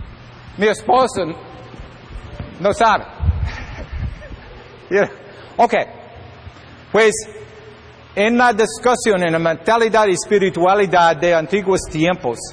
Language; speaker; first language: Spanish; non-native, learner; English